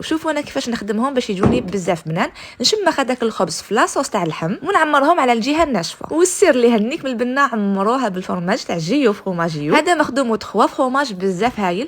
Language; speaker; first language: Arabic; native; Arabic